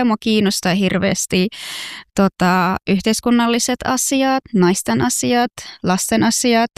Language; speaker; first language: Finnish; non-native, fluent; Persian